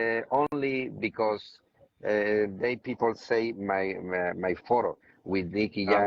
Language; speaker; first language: English; non-native, learner; Spanish